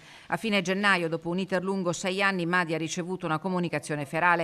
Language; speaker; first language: Italian; native; Italian